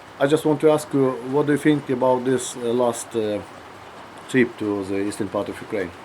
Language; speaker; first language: English; non-native, learner; Ukrainian